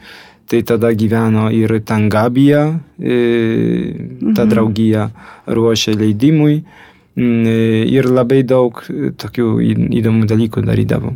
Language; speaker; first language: Lithuanian; early bilingual, heritage; Lithuanian